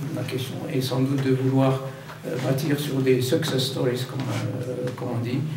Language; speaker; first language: French; non-native, local second language; Arabic